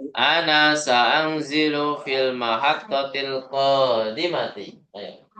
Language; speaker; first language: Arabic; non-native, fluent; Indonesian